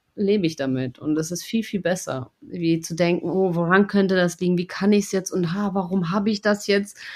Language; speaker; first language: German; non-native, fluent; Russian